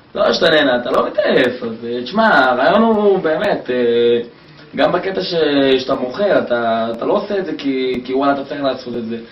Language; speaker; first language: Hebrew; native; Hebrew